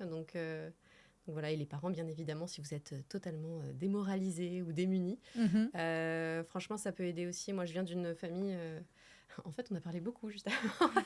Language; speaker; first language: French; native; French